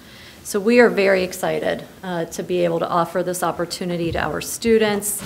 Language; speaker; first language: English; native; English